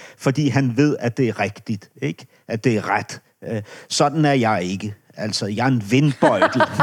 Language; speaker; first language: Danish; native; Danish